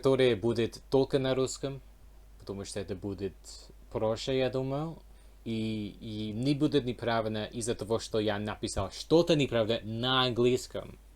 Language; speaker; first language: Russian; non-native, learner; English